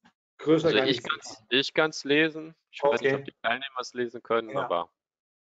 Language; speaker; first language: German; native; German